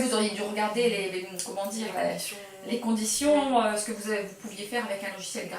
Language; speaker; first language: French; native; French